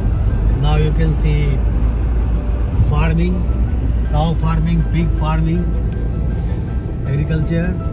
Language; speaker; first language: English; non-native, local second language; Hindi